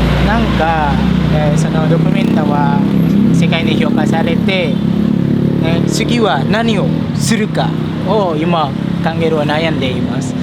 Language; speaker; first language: Japanese; non-native, fluent; Indonesian